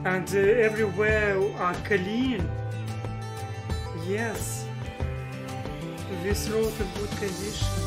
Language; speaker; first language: English; non-native, learner; Russian